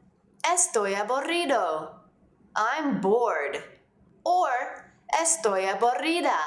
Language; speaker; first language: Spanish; non-native, fluent; English